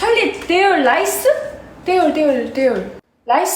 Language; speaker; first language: English; non-native, learner; Korean